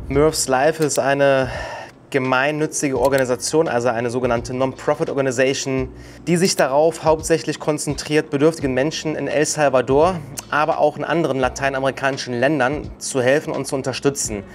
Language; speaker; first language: German; native; German